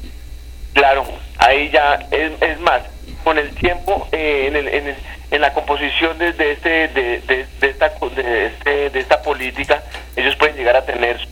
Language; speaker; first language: Spanish; native; Spanish